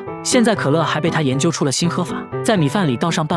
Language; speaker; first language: Chinese; native; Chinese